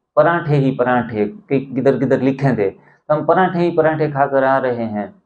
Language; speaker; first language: Hindi; non-native, local second language; Gujarati